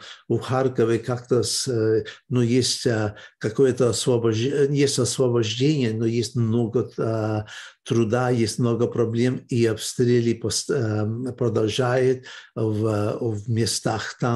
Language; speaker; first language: Russian; early bilingual, heritage; Russian